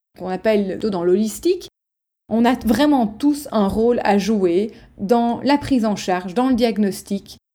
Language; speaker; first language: French; native; French